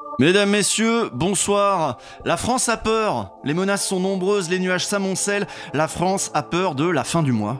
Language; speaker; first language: French; native; French